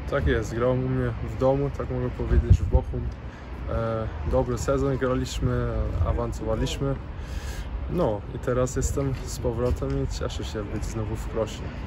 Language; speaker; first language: Polish; early bilingual, heritage; Polish